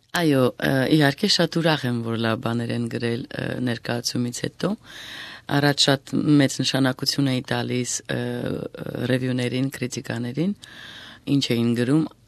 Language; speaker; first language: Armenian; native; Armenian